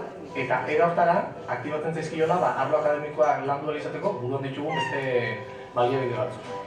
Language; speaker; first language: Basque; native; Basque